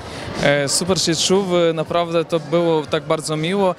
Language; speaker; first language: Polish; non-native, learner; Ukrainian